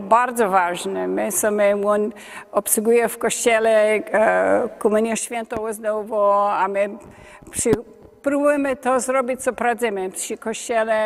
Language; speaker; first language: Polish; early bilingual, heritage; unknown